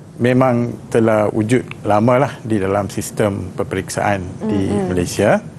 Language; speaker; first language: Malay; non-native, local second language; Punjabi